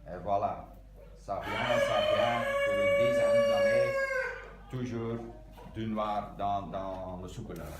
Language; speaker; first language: French; non-native, local second language; Dutch